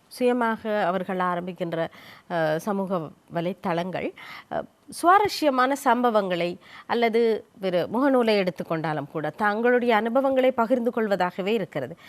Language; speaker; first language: Tamil; native; Tamil